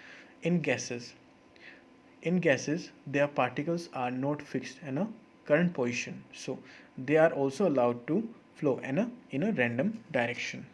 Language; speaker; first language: English; non-native, local second language; Hindi